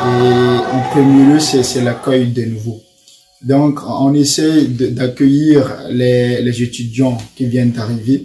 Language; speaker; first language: French; non-native, local second language; Malagasy